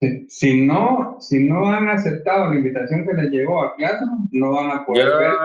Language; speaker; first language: Spanish; native; Spanish